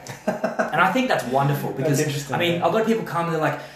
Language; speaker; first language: English; native; English